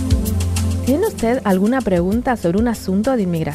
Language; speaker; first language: Spanish; native; Spanish